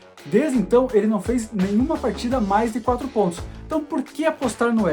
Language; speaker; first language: Portuguese; native; Portuguese